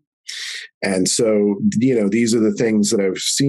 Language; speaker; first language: English; native; English